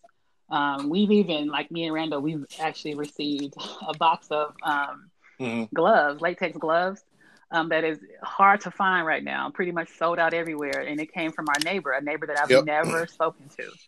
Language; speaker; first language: English; native; English